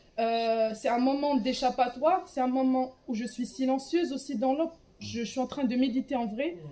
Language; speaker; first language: French; non-native, local second language; Arabic